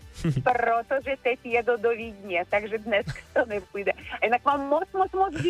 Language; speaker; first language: Czech; non-native, fluent; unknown